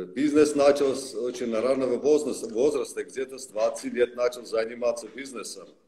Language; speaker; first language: Russian; non-native, local second language; Armenian